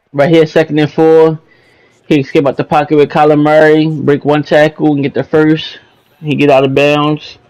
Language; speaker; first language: English; native; English